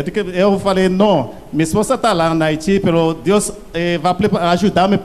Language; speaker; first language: Portuguese; non-native, learner; Haitian Creole